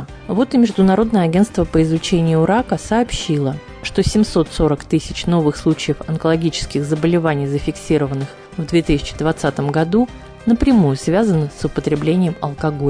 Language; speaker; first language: Russian; native; Russian